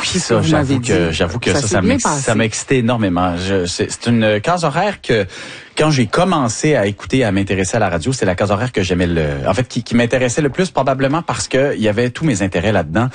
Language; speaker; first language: French; native; French